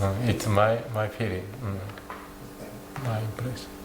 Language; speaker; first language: English; non-native, learner; Japanese